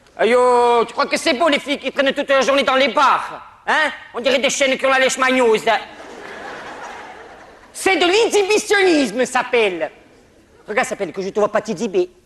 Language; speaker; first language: French; native; French